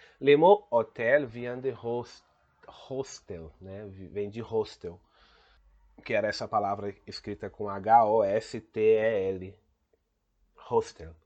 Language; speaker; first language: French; non-native, fluent; Portuguese